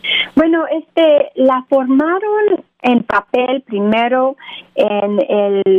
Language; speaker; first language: Spanish; early bilingual, other home language; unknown